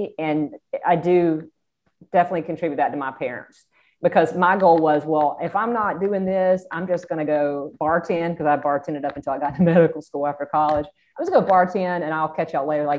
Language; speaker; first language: English; native; English